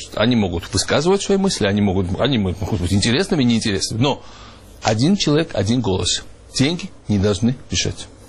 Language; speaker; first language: Russian; non-native, local second language; Georgian